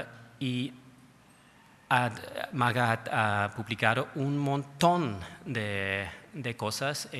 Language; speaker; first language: Spanish; non-native, fluent; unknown